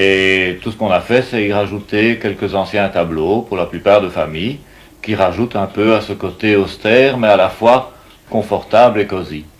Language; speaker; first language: French; native; French